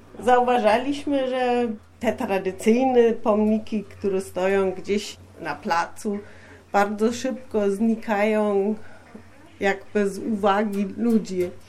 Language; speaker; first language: Polish; non-native, fluent; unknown